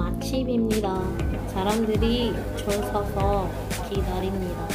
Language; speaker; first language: Korean; non-native, learner; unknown